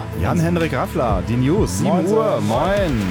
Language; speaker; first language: German; native; German